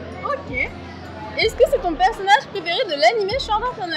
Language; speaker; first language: French; native; French